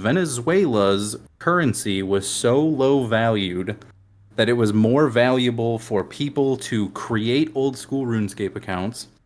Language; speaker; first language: English; native; English